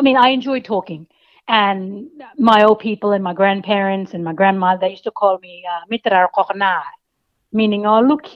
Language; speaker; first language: English; native; English